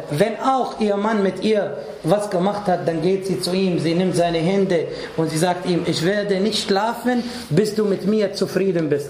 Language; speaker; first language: German; non-native, fluent; Arabic